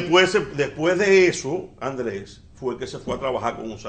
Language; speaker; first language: Spanish; native; Spanish